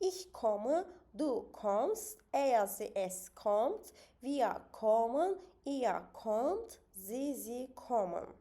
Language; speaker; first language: German; non-native, fluent; Azerbaijani